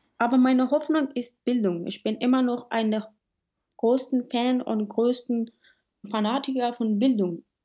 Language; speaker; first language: German; early bilingual, other home language; Persian